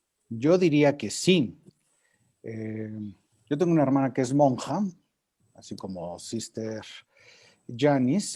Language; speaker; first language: Spanish; native; Spanish